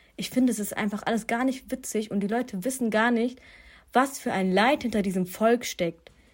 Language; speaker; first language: German; early bilingual, other home language; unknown